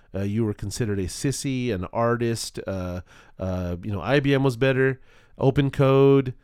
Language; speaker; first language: English; native; English